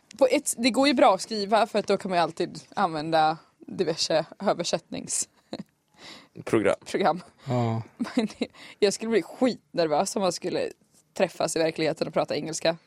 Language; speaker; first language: Swedish; native; Swedish